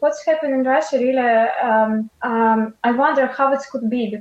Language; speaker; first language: English; non-native, fluent; Ukrainian